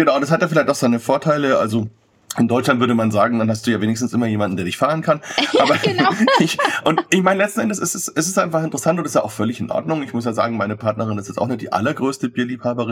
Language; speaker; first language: German; native; German